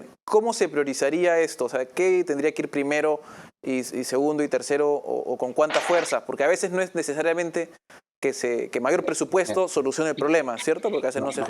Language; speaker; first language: Spanish; native; Spanish